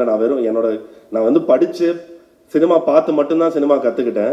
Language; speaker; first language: Tamil; native; Tamil